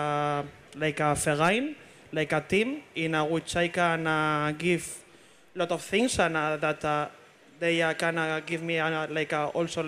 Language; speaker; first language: English; non-native, fluent; Spanish